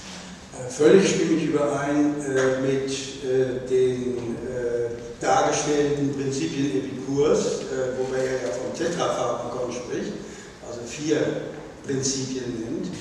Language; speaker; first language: German; native; German